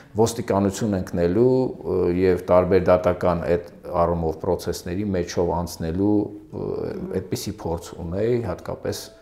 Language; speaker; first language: Armenian; early bilingual, other home language; Russian